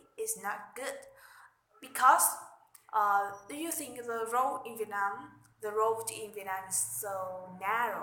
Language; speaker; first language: English; non-native, learner; Vietnamese